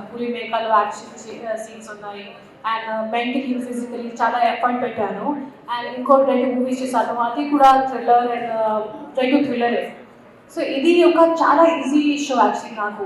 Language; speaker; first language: Telugu; non-native, local second language; Hindi